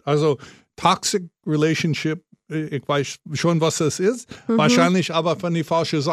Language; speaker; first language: German; non-native, fluent; English